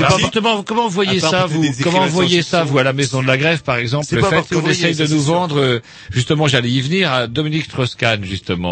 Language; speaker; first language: French; native; French